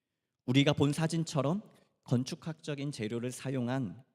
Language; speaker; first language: Korean; native; Korean